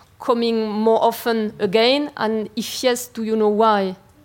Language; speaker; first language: English; non-native, fluent; French